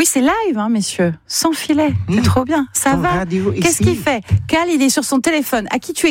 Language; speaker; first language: French; native; French